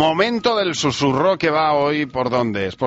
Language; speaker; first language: Spanish; native; Spanish